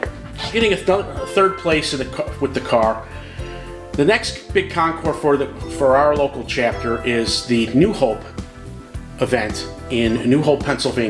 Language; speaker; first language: English; native; English